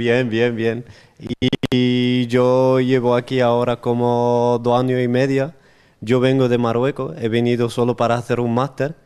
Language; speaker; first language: Spanish; non-native, local second language; Arabic